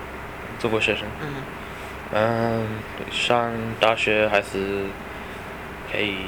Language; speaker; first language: Chinese; non-native, learner; English